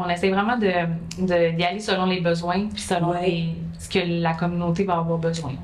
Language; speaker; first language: French; native; French